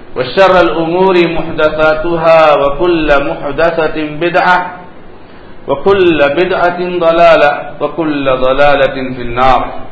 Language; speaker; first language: Urdu; native; Urdu